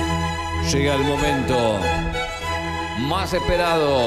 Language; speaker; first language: Spanish; native; Spanish